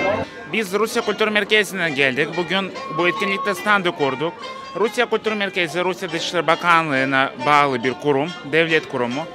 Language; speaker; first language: Turkish; non-native, fluent; Russian